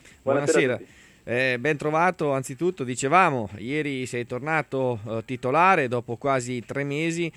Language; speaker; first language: Italian; native; Italian